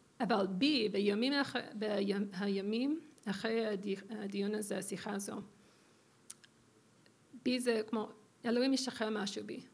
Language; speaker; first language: Hebrew; non-native, fluent; English